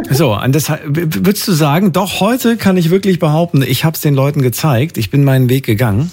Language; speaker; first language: German; native; German